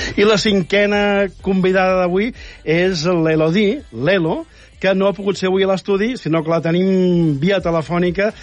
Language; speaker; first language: Catalan; native; Catalan